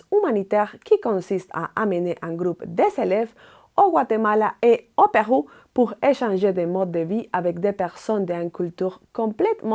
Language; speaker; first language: French; non-native, fluent; Spanish